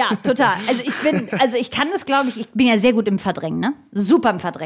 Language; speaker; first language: German; native; German